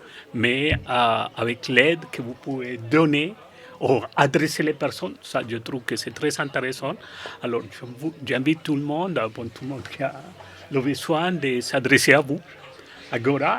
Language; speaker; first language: French; non-native, fluent; Spanish